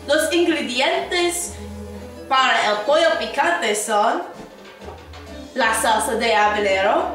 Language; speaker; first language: Spanish; non-native, learner; English